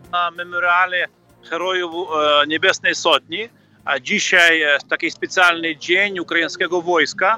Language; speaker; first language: Polish; non-native, fluent; Ukrainian